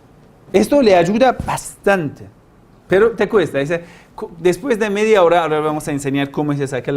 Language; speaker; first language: Spanish; non-native, fluent; Persian